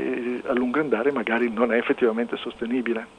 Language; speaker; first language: Italian; native; Italian